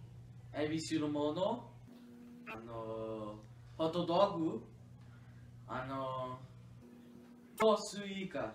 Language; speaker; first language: Japanese; non-native, learner; English